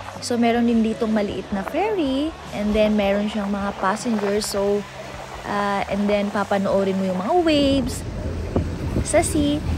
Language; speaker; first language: Filipino; native; Filipino